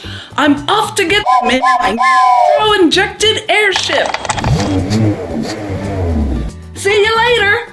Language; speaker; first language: English; native; English